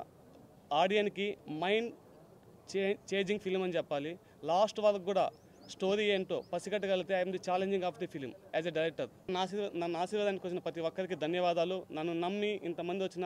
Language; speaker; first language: Telugu; native; Telugu